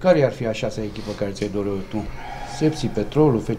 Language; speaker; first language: Romanian; native; Romanian